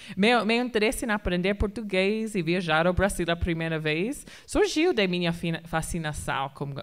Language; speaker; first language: Portuguese; non-native, fluent; English